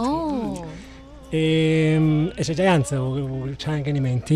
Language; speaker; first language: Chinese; non-native, learner; Italian